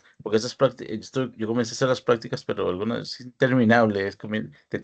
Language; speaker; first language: Spanish; native; Spanish